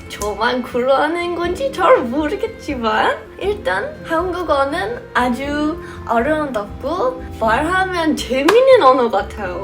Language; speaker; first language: Korean; non-native, fluent; English